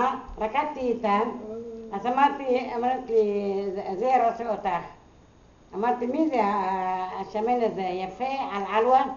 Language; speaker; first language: Hebrew; non-native, learner; Arabic